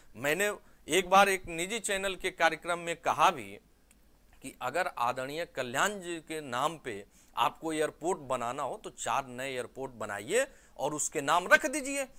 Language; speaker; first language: Hindi; native; Hindi